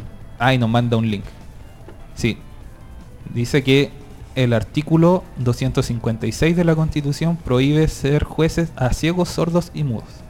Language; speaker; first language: Spanish; native; Spanish